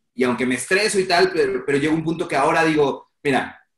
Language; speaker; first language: Spanish; native; Spanish